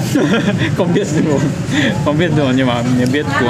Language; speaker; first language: Vietnamese; non-native, learner; Japanese